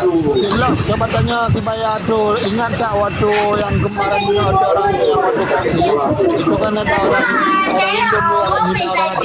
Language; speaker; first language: Malay; native; Malay